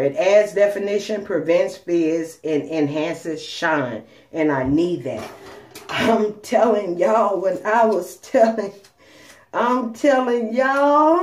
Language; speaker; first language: English; native; English